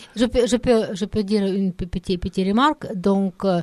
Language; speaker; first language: French; non-native, learner; Russian